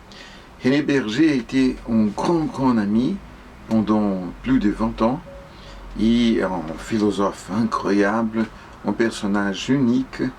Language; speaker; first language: French; non-native, fluent; Portuguese